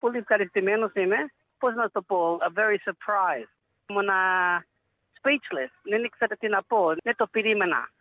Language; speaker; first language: Greek; early bilingual, heritage; Greek